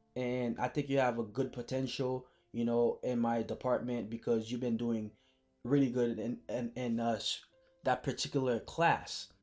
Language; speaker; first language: English; early bilingual, other home language; Haitian Creole